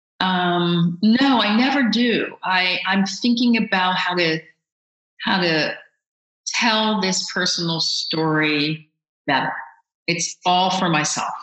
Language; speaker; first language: English; native; English